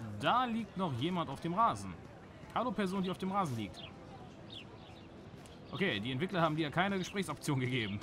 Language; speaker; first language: German; native; German